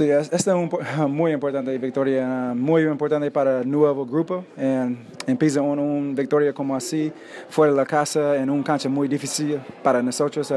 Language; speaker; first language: Spanish; non-native, learner; English